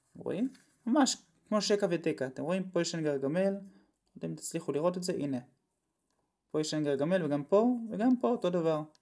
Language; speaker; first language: Hebrew; native; Hebrew